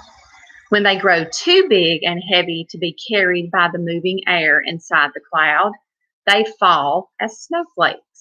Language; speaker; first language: English; native; English